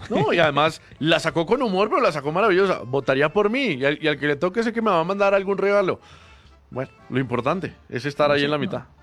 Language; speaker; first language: Spanish; native; Spanish